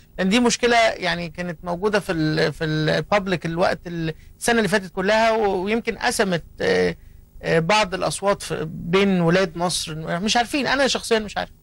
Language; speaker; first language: Egyptian Arabic; native; Egyptian Arabic